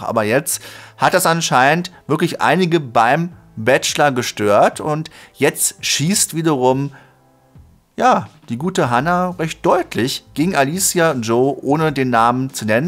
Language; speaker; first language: German; native; German